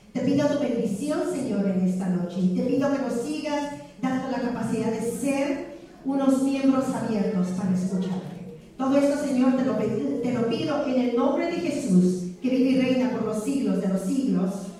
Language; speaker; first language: Spanish; native; Spanish